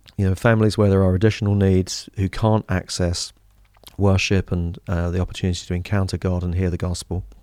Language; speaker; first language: English; native; English